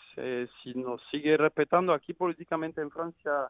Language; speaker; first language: Spanish; non-native, fluent; French